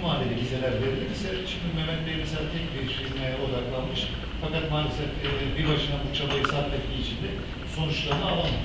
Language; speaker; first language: Turkish; native; Turkish